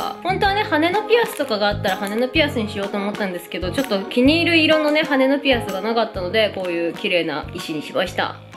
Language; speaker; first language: Japanese; native; Japanese